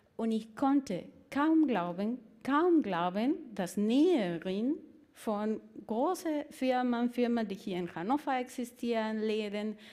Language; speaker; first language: German; non-native, fluent; Spanish